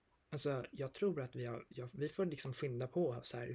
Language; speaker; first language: Swedish; native; Swedish